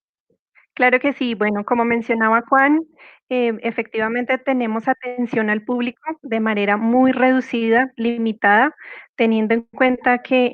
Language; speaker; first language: Spanish; native; Spanish